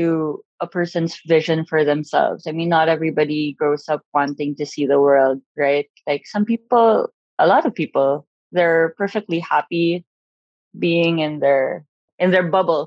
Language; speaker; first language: English; non-native, local second language; Filipino